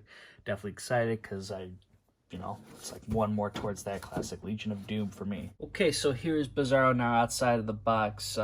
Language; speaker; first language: English; native; English